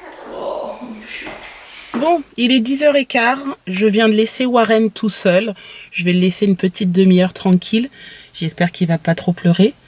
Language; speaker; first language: French; native; French